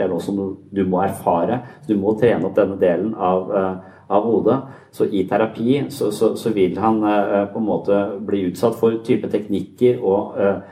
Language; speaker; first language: Norwegian; native; Norwegian